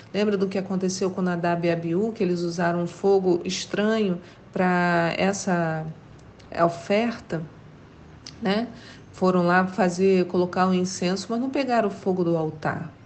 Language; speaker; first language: Portuguese; native; Portuguese